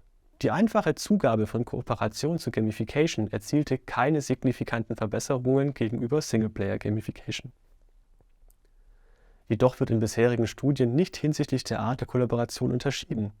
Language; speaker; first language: German; native; German